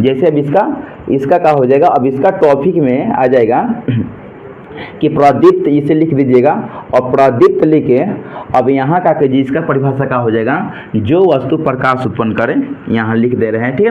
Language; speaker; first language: Hindi; native; Hindi